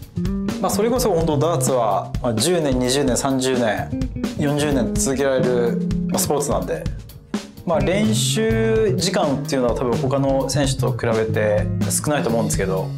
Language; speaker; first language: Japanese; native; Japanese